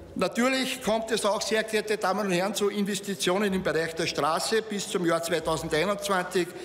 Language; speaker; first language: German; native; German